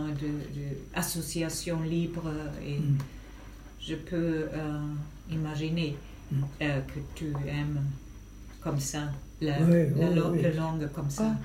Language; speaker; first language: French; non-native, fluent; German